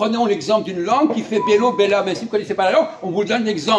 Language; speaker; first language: French; native; French